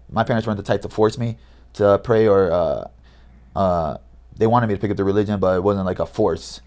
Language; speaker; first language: English; native; English